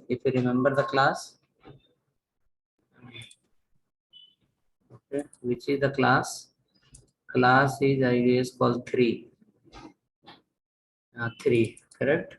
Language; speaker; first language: English; non-native, local second language; Telugu